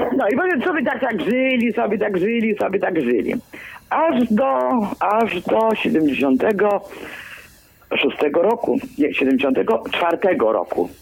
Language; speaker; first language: Polish; early bilingual, other home language; Greek